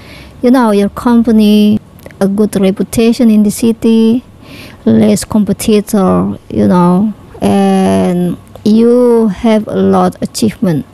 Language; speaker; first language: English; non-native, learner; Indonesian